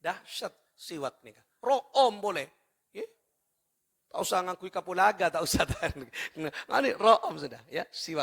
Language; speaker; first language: Indonesian; non-native, local second language; Madurese